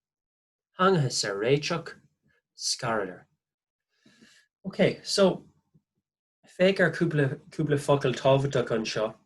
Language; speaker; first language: Irish; non-native, local second language; English